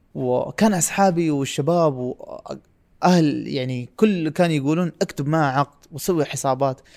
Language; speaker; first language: Arabic; non-native, fluent; Urdu